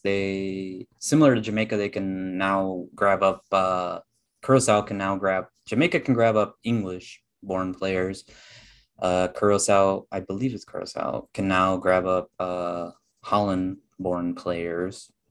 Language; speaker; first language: English; early bilingual, other home language; Spanish